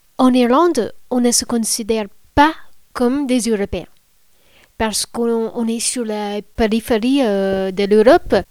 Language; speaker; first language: French; non-native, fluent; English